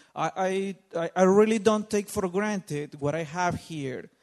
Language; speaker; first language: English; non-native, fluent; Spanish